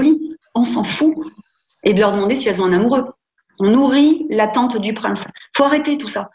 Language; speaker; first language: French; native; French